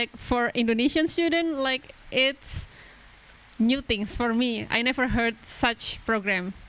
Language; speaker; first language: English; non-native, local second language; Indonesian